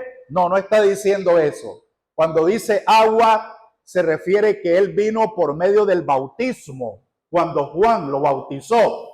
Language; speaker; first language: Spanish; native; Spanish